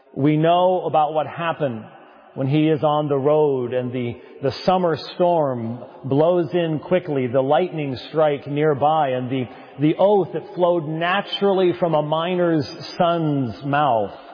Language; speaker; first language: English; native; English